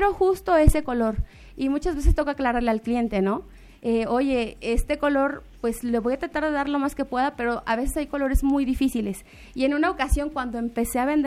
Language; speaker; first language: Spanish; native; Spanish